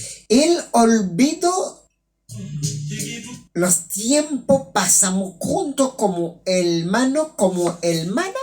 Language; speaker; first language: Spanish; non-native, local second language; Haitian Creole